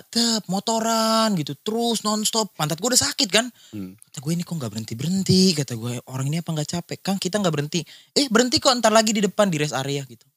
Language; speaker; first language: Indonesian; native; Indonesian